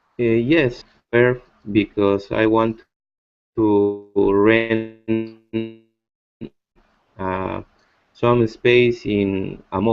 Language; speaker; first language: English; non-native, learner; Spanish